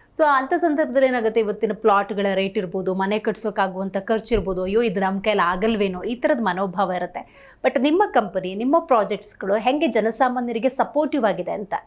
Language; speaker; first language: Kannada; native; Kannada